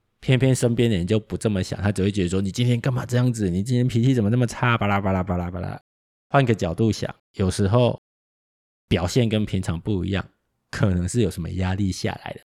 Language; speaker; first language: Chinese; native; Chinese